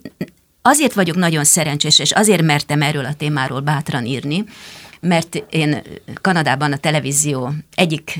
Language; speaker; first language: Hungarian; native; Hungarian